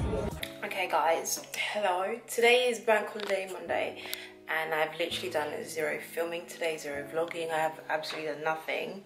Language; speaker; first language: English; native; English